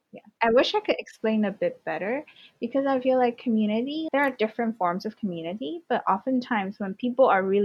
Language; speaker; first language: English; non-native, local second language; Cantonese